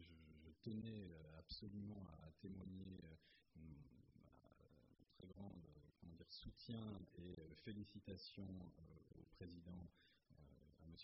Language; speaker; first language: French; native; French